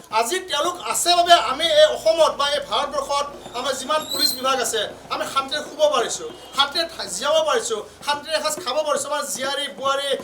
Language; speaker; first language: Assamese; native; Assamese